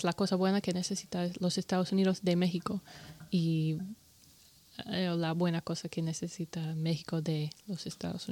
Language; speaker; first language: Spanish; non-native, learner; English